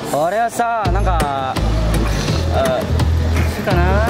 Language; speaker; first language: Japanese; non-native, learner; Indonesian